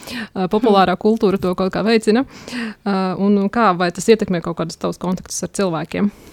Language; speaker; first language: Latvian; native; Latvian